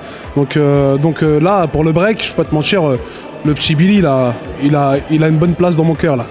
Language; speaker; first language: French; early bilingual, other home language; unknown